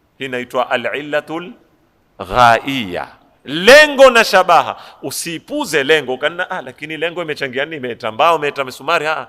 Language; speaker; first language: Swahili; native; Swahili